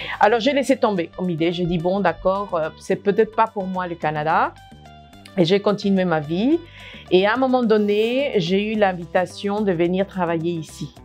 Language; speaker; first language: French; non-native, fluent; Spanish